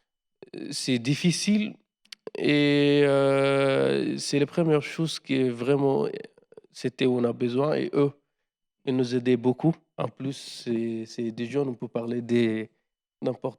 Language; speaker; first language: French; non-native, learner; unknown